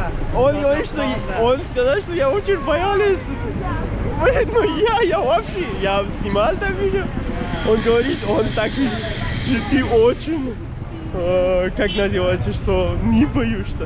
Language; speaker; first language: Russian; non-native, learner; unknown